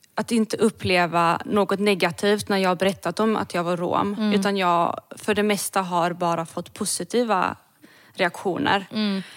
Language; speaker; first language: Swedish; early bilingual, other home language; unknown